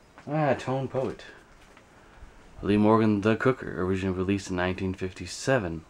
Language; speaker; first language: English; native; English